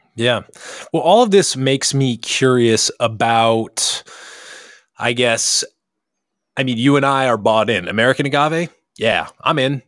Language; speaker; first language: English; native; English